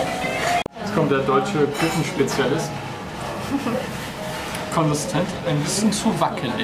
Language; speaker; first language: German; native; German